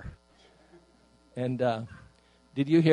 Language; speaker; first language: English; native; English